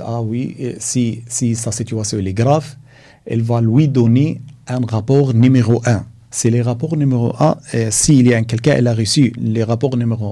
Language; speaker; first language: French; non-native, learner; Arabic